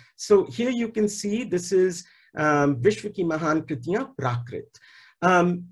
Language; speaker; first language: English; non-native, local second language; Hindi